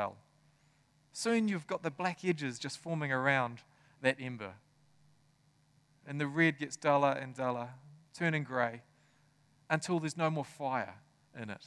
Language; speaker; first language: English; native; English